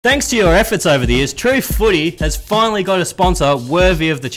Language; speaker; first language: English; native; English